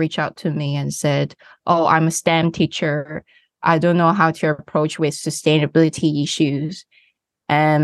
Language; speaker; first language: English; non-native, local second language; Cantonese